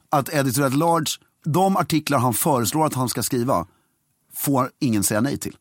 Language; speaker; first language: Swedish; native; Swedish